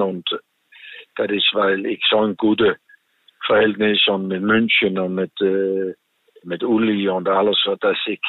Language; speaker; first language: German; non-native, fluent; Danish